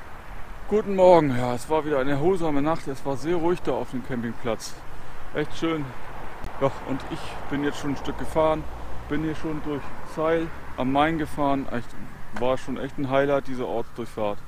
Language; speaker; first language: German; native; German